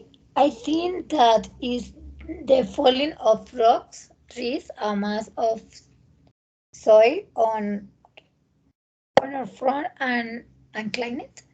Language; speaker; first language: English; non-native, learner; Spanish